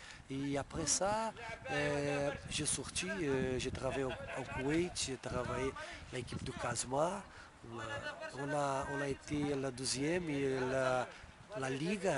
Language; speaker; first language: French; non-native, fluent; Portuguese